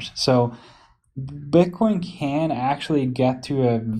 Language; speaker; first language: English; non-native, fluent; Hungarian